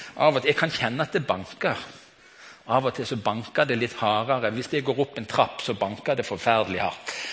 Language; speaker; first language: Norwegian; native; Norwegian